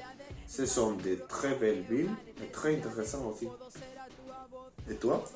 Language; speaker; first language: French; non-native, learner; Spanish